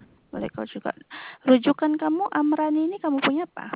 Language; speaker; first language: Indonesian; non-native, local second language; Malay